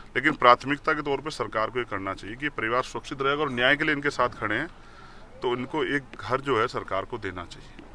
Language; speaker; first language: Hindi; native; Hindi